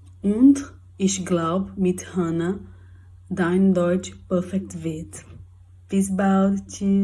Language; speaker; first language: German; non-native, learner; Portuguese